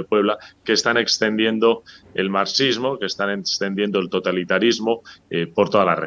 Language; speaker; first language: Spanish; native; Spanish